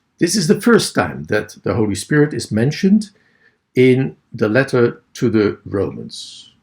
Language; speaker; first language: English; non-native, fluent; Dutch